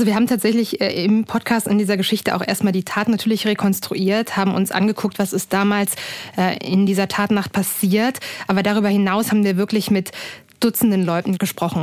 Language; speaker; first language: German; native; German